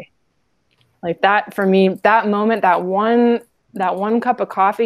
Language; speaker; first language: English; native; English